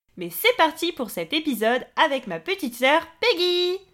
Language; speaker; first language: French; native; French